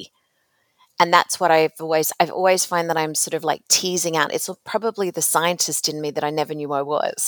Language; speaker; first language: English; native; English